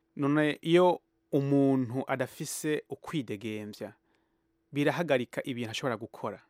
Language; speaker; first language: Rundi; early bilingual, heritage; Rundi